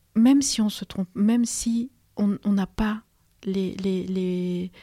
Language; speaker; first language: French; non-native, fluent; Spanish